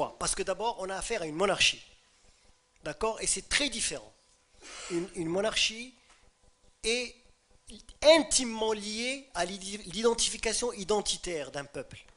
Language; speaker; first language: French; non-native, local second language; Arabic